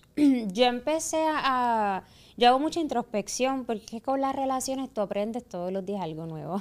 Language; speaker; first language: Spanish; native; Spanish